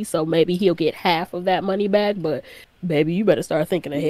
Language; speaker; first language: English; native; English